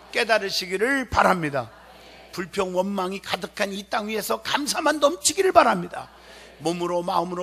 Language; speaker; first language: Korean; native; Korean